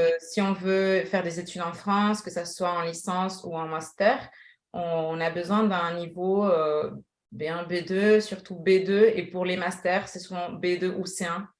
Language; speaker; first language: French; non-native, fluent; Spanish